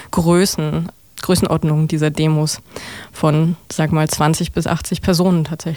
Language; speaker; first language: German; native; German